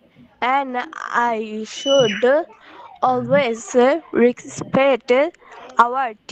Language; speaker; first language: English; non-native, learner; Bangla